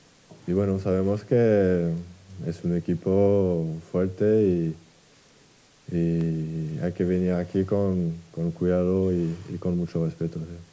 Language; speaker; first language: Spanish; non-native, fluent; French